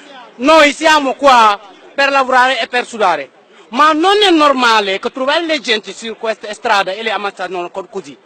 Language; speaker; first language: Italian; non-native, fluent; Wolof